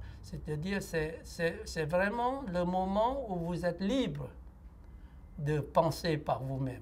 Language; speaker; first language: French; non-native, fluent; Lao